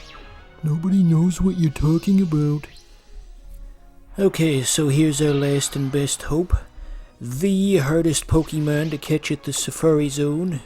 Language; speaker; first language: English; native; English